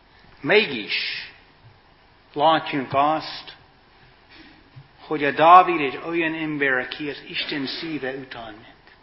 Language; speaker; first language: Hungarian; non-native, fluent; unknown